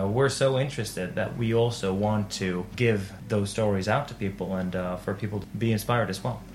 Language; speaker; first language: English; non-native, fluent; Finnish